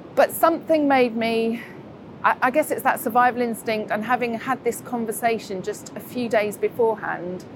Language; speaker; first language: English; native; English